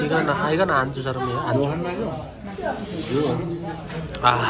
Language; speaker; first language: Korean; non-native, fluent; Nepali